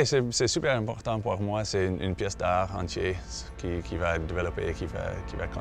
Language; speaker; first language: French; non-native, fluent; English